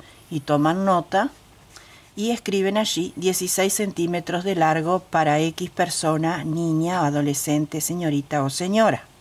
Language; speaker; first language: Spanish; native; Spanish